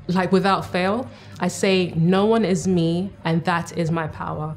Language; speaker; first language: English; native; English